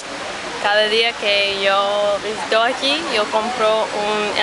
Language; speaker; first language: Spanish; non-native, learner; English